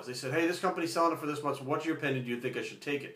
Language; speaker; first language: English; native; English